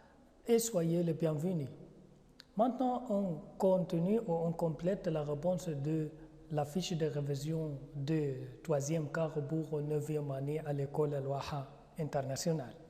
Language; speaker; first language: French; non-native, fluent; Arabic